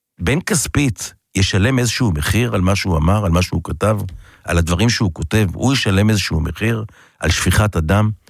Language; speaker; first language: Hebrew; native; Hebrew